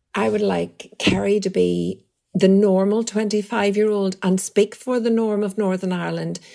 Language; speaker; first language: English; native; English